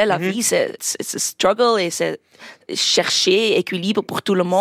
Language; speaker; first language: French; non-native, local second language; Dutch